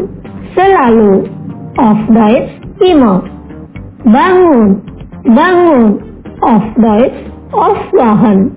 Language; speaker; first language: German; non-native, learner; Indonesian